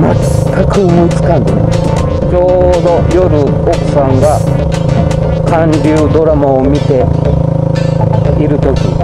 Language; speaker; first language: Japanese; native; Japanese